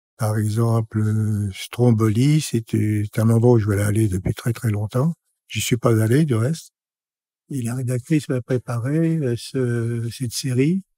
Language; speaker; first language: French; native; French